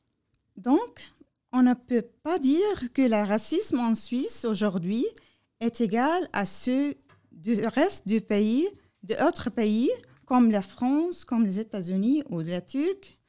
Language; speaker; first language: French; non-native, learner; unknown